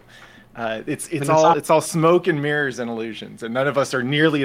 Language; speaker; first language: English; native; English